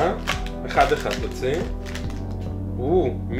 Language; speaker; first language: Hebrew; native; Hebrew